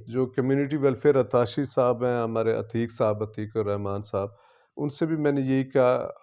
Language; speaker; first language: Urdu; non-native, local second language; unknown